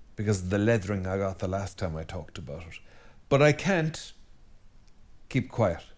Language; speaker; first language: English; native; English